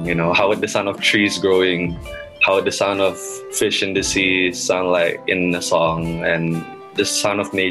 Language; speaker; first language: English; non-native, local second language; Malay